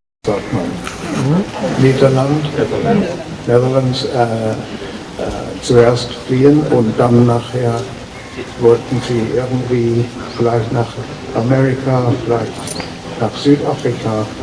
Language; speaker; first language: German; early bilingual, heritage; German